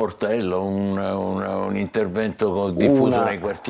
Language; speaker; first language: Italian; native; Italian